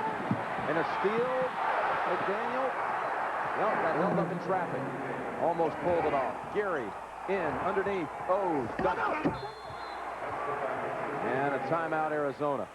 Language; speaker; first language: English; native; English